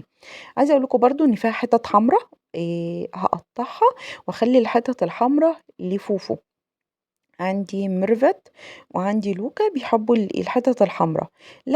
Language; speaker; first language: Arabic; native; Arabic